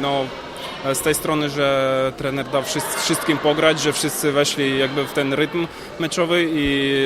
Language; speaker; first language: Polish; non-native, learner; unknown